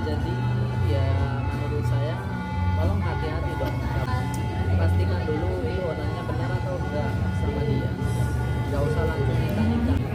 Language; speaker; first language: Indonesian; non-native, fluent; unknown